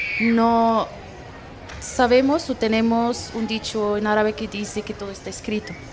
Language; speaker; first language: Spanish; non-native, fluent; Arabic